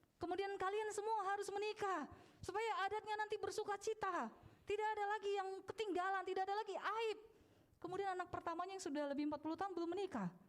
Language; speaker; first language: Indonesian; non-native, local second language; Batak Toba